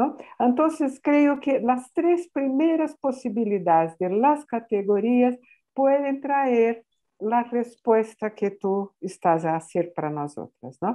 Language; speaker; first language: Spanish; non-native, fluent; Portuguese